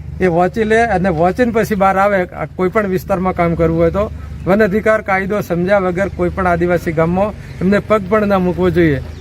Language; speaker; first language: Gujarati; native; Gujarati